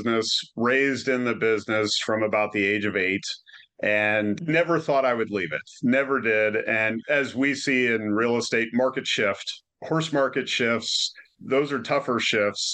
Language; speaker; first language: English; native; English